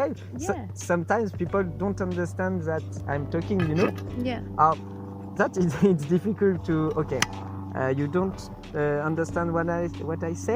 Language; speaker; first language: English; non-native, fluent; French